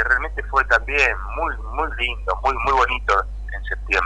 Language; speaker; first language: Spanish; native; Spanish